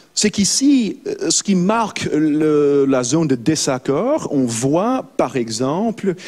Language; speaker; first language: French; non-native, fluent; English